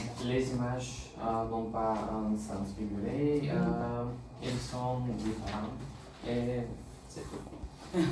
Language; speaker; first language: French; non-native, learner; Bulgarian